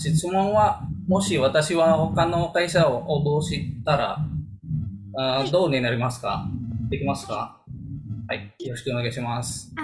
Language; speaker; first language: Japanese; non-native, learner; Indonesian